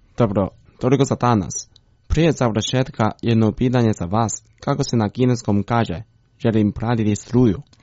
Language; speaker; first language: Croatian; non-native, fluent; Chinese